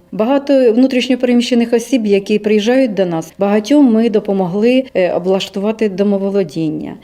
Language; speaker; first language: Ukrainian; native; Ukrainian